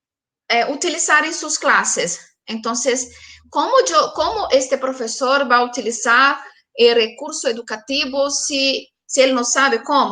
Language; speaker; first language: Spanish; non-native, fluent; Portuguese